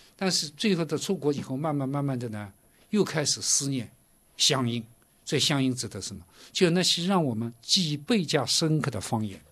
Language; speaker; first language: Chinese; native; Chinese